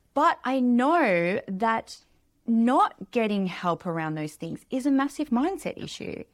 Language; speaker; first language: English; native; English